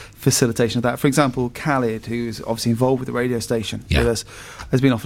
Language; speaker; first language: English; native; English